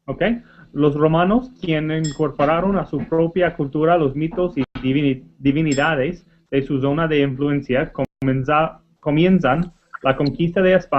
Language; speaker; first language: Spanish; non-native, learner; English